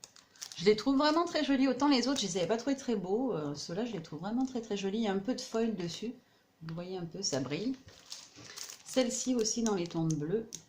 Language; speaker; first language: French; native; French